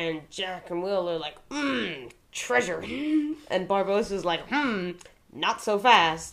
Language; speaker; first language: English; native; English